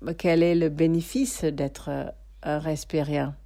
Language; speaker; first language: French; non-native, fluent; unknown